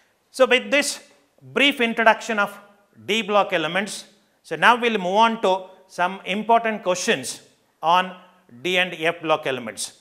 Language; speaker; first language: English; non-native, local second language; Kannada